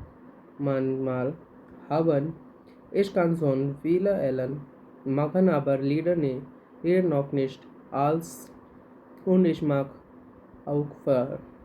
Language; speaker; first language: German; non-native, learner; Hindi